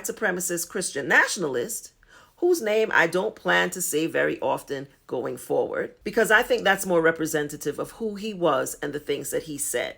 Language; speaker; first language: English; native; English